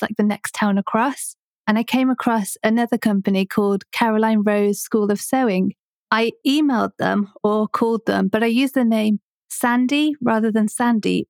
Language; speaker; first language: English; native; English